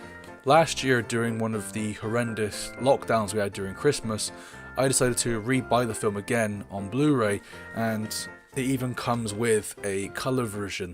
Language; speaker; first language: English; native; English